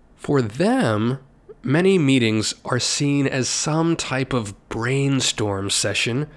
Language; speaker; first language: English; native; English